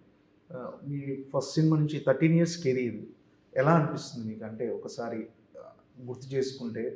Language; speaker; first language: Telugu; native; Telugu